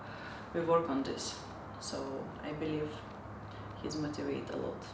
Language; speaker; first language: English; non-native, fluent; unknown